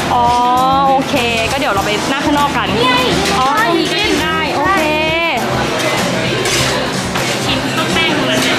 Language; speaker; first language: Thai; native; Thai